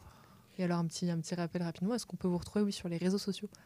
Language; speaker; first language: French; native; French